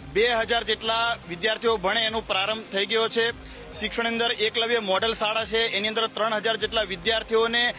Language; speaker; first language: Gujarati; native; Gujarati